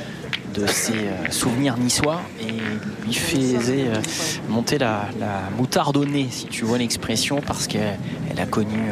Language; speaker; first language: French; native; French